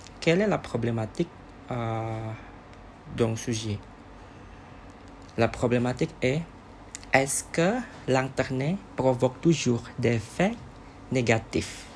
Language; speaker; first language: French; non-native, learner; Indonesian